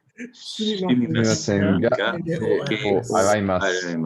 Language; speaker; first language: Japanese; non-native, learner; English